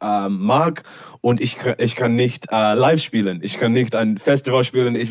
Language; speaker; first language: German; non-native, learner; English